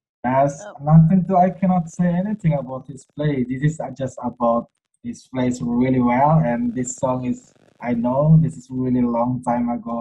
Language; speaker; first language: English; non-native, learner; Indonesian